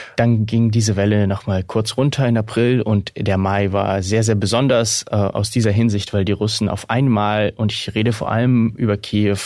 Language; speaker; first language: German; non-native, fluent; Ukrainian